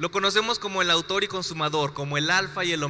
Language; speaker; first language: Spanish; native; Spanish